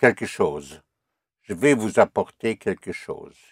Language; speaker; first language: French; non-native, fluent; English